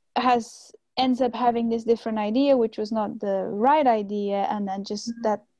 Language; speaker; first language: English; non-native, fluent; Portuguese